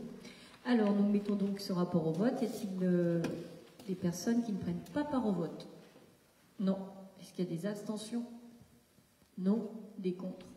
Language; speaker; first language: French; native; French